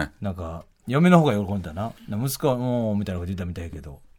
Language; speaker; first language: Japanese; native; Japanese